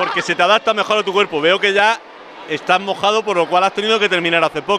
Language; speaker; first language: Spanish; native; Spanish